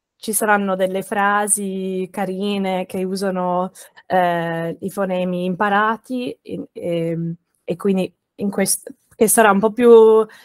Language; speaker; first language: Italian; non-native, fluent; English